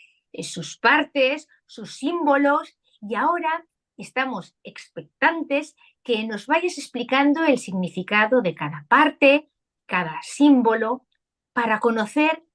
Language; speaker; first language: Spanish; native; Spanish